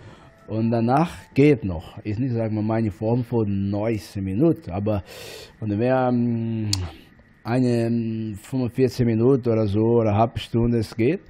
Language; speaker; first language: German; non-native, learner; Portuguese